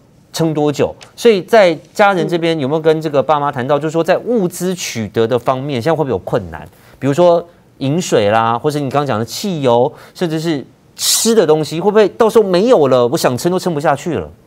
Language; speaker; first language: Chinese; native; Chinese